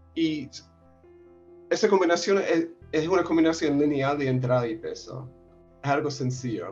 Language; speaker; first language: Spanish; non-native, fluent; English